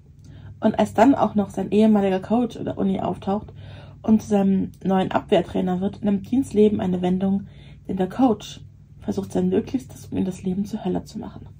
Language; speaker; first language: German; native; German